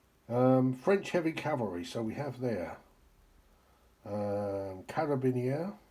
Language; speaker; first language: English; native; English